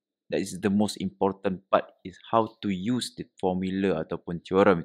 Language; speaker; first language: English; non-native, local second language; Malay